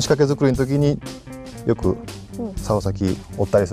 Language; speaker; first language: Japanese; native; Japanese